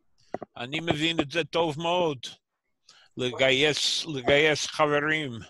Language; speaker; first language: Hebrew; non-native, fluent; English